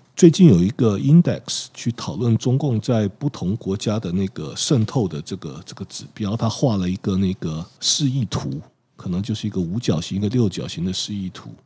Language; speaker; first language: Chinese; native; Chinese